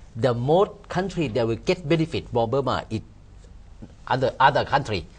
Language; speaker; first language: English; non-native, learner; Thai